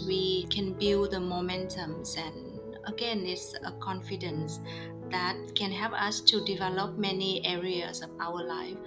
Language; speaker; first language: English; non-native, fluent; Vietnamese